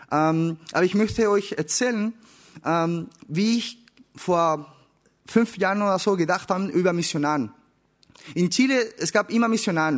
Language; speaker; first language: German; non-native, learner; Spanish